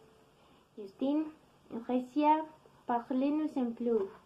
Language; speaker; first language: French; non-native, learner; Spanish